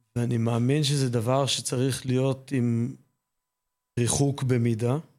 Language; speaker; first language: Hebrew; native; Hebrew